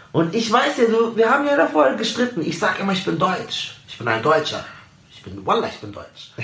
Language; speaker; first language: German; early bilingual, other home language; Arabic